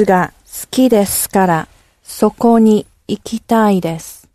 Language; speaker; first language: Japanese; non-native, learner; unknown